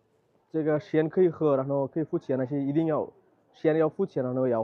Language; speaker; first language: Chinese; non-native, fluent; Bangla